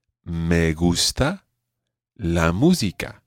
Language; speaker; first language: Spanish; non-native, fluent; English